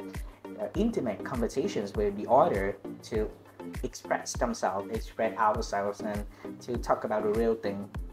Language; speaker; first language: English; non-native, learner; Vietnamese